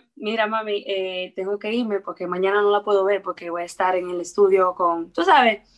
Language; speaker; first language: Spanish; early bilingual, heritage; Spanish